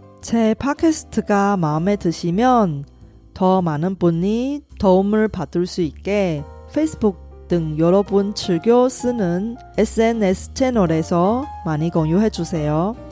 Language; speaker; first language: Korean; non-native, fluent; Chinese